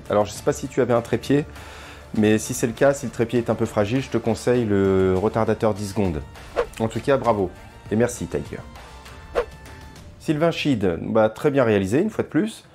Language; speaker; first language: French; native; French